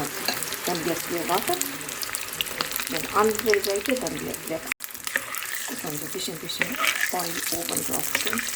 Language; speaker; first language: German; non-native, learner; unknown